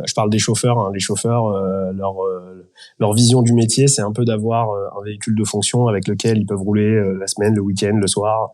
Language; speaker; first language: French; native; French